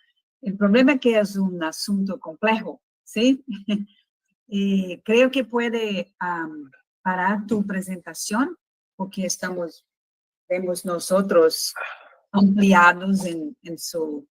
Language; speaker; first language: Spanish; non-native, fluent; Portuguese